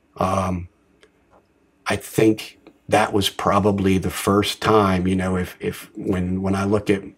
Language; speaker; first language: English; native; English